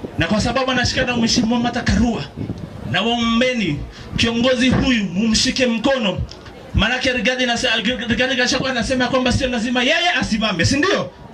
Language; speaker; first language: Swahili; native; Swahili